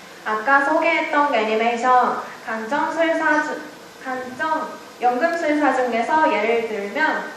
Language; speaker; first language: Korean; non-native, learner; Japanese